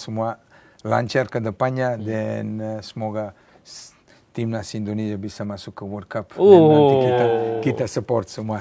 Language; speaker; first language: Indonesian; non-native, fluent; Serbian